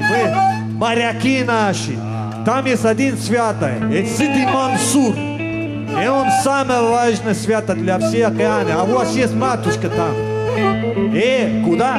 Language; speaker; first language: Russian; non-native, learner; English